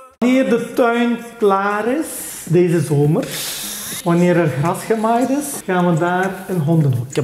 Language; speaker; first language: Dutch; early bilingual, other home language; Turkish